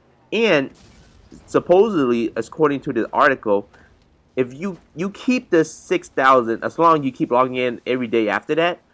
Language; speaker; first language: English; native; English